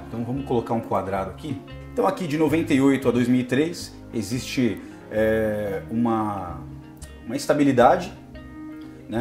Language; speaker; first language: Portuguese; native; Portuguese